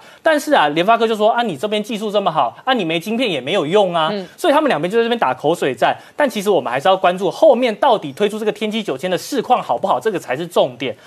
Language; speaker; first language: Chinese; native; Chinese